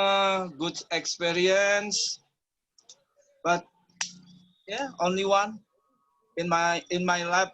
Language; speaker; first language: English; non-native, learner; Indonesian